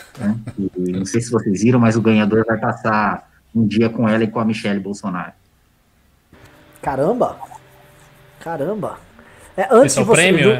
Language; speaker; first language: Portuguese; native; Portuguese